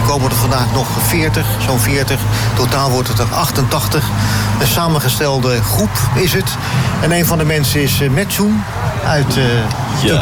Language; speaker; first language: Dutch; native; Dutch